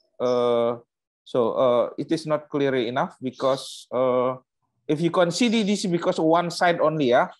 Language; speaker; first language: English; non-native, learner; Indonesian